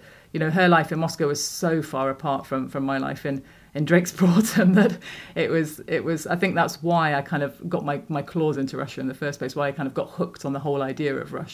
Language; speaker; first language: English; native; English